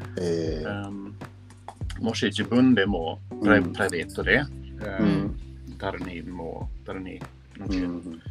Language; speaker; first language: Japanese; non-native, learner; Swedish